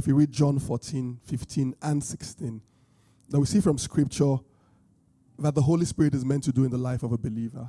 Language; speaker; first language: English; non-native, local second language; Bini